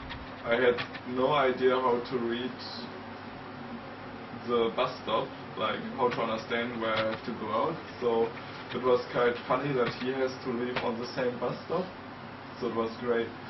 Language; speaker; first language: English; non-native, fluent; German